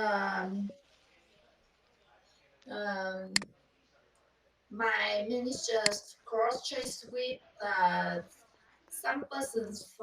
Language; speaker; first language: English; non-native, learner; Vietnamese